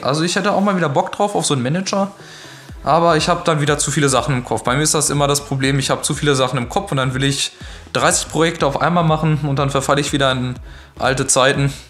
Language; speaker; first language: German; native; German